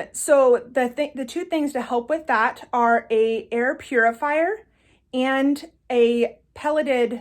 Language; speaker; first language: English; native; English